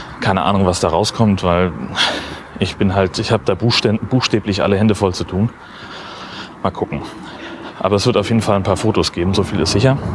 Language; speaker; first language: German; native; German